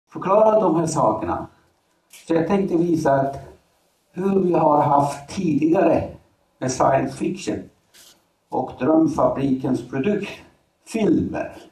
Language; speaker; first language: Swedish; non-native, fluent; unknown